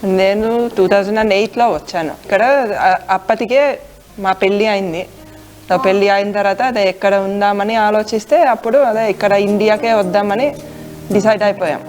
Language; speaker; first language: Telugu; non-native, fluent; Finnish